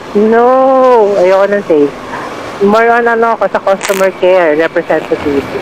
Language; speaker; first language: Filipino; native; Filipino